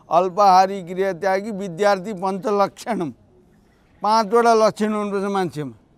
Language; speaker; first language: Nepali; native; Nepali